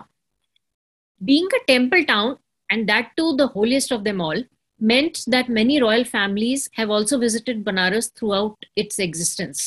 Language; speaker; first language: English; non-native, local second language; Hindi